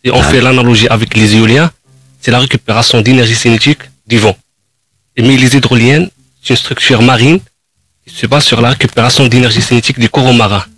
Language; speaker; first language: French; non-native, local second language; Arabic